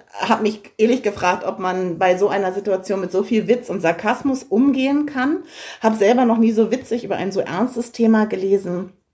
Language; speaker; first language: German; native; German